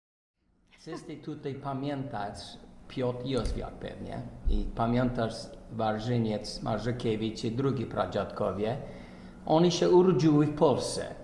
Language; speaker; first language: Polish; early bilingual, heritage; English